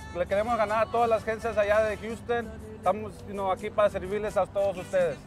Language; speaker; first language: Spanish; early bilingual, heritage; Spanish